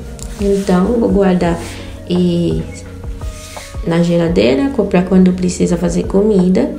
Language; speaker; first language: Portuguese; non-native, fluent; Haitian Creole